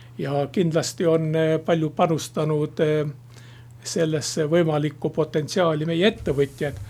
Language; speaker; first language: Estonian; native; Estonian